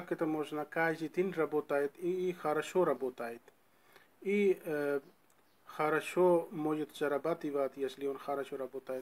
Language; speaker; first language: Russian; non-native, learner; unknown